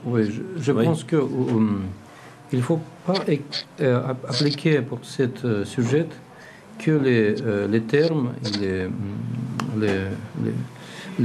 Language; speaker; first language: French; non-native, learner; Russian